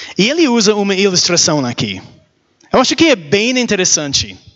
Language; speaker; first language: Portuguese; non-native, learner; English